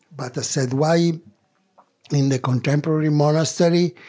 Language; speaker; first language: English; non-native, learner; Italian